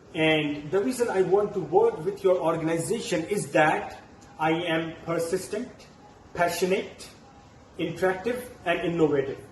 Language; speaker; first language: English; non-native, fluent; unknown